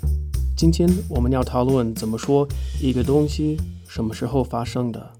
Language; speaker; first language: Chinese; non-native, fluent; English